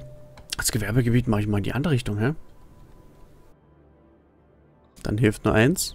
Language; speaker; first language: German; native; German